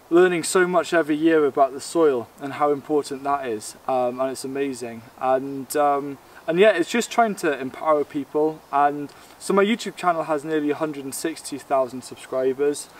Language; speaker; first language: English; native; English